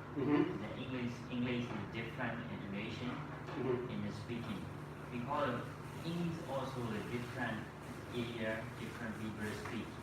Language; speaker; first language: English; non-native, learner; Burmese